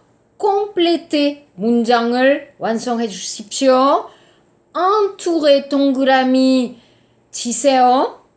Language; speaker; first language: Korean; non-native, fluent; French